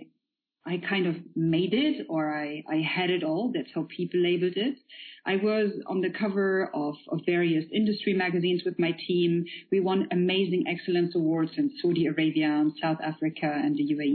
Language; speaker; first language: English; non-native, fluent; Polish